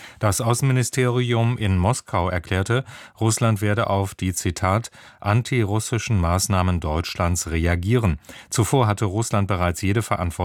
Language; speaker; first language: German; native; German